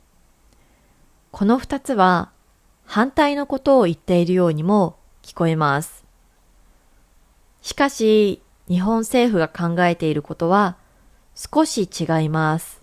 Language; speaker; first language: Japanese; native; Japanese